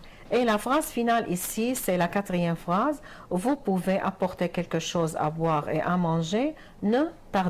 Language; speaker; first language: French; non-native, fluent; Arabic